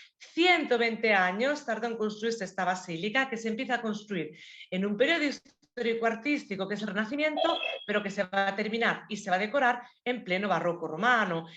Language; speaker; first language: Spanish; native; Spanish